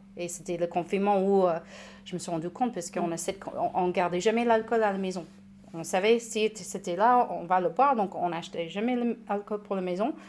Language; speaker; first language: French; non-native, fluent; English